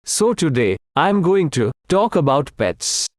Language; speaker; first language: English; non-native, local second language; Hindi